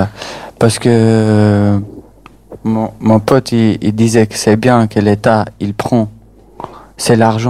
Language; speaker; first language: French; non-native, fluent; Albanian